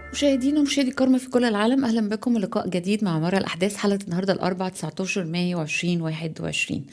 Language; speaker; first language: Arabic; native; Arabic